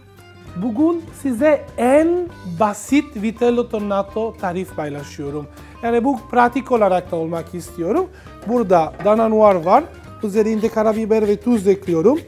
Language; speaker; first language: Turkish; non-native, fluent; Italian